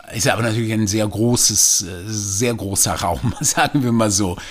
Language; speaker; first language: German; native; German